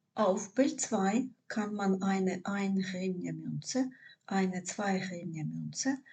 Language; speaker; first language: German; non-native, fluent; Ukrainian